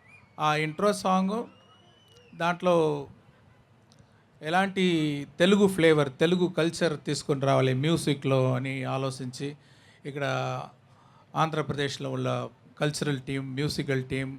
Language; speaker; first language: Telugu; non-native, fluent; Tamil